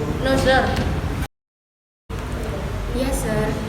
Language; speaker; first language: English; non-native, learner; Indonesian